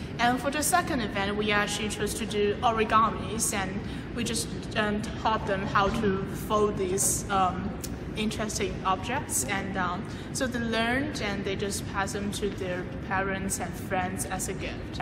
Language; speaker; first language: English; non-native, fluent; Chinese